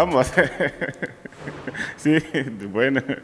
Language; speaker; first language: Spanish; non-native, learner; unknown